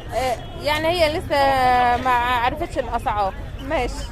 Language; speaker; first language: Arabic; native; Arabic